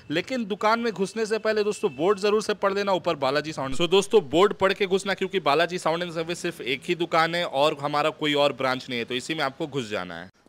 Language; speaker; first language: Hindi; native; Hindi